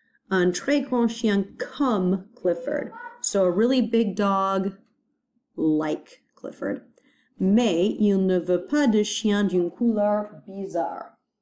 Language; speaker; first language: French; non-native, fluent; English